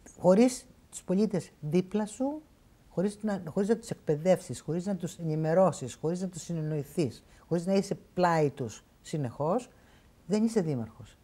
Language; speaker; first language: Greek; native; Greek